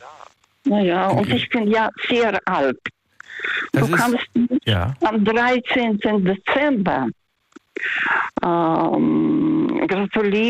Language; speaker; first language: German; non-native, fluent; Russian